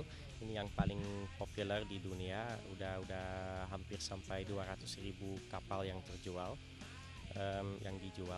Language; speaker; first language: Indonesian; non-native, fluent; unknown